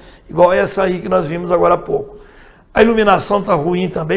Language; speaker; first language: Portuguese; native; Portuguese